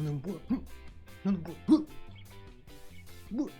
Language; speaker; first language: Korean; non-native, learner; Russian